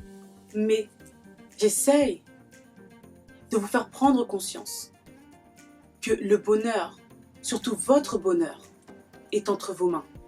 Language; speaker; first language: French; native; French